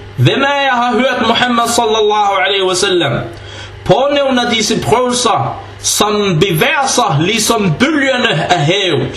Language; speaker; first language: Danish; early bilingual, other home language; Arabic